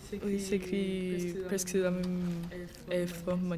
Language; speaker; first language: French; non-native, learner; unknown